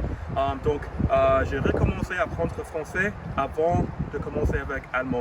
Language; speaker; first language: French; non-native, fluent; English